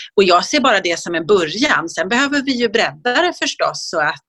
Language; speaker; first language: Swedish; native; Swedish